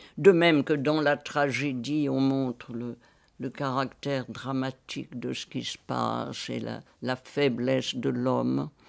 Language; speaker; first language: French; native; French